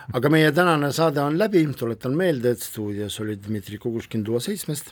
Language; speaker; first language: Estonian; non-native, local second language; Russian